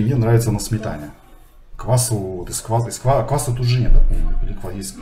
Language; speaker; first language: Russian; native; Russian